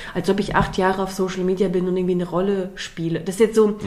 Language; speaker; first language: German; early bilingual, other home language; Russian